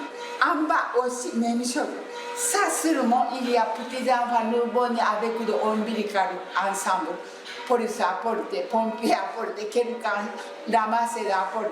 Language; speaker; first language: French; non-native, learner; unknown